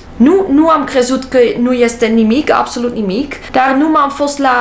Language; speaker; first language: Romanian; non-native, learner; English